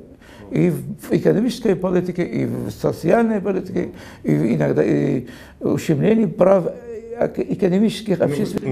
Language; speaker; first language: Russian; non-native, fluent; Arabic